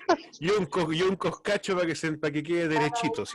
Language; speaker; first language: Spanish; native; Spanish